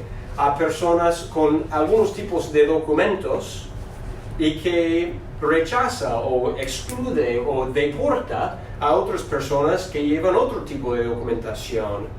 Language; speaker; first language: Spanish; non-native, fluent; English